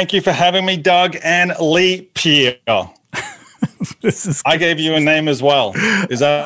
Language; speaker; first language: English; native; English